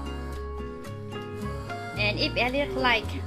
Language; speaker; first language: English; non-native, learner; Vietnamese